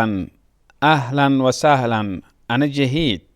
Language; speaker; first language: Arabic; non-native, fluent; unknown